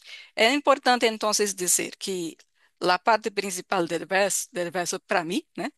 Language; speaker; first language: Spanish; non-native, fluent; Portuguese